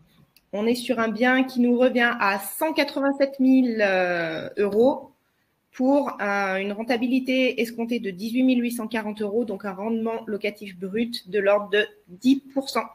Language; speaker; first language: French; native; French